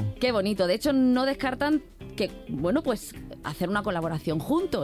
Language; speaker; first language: Spanish; native; Spanish